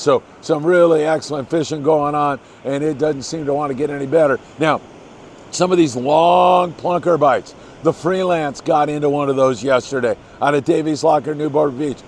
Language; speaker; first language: English; native; English